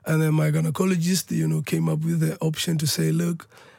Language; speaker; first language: English; non-native, local second language; Northern Sotho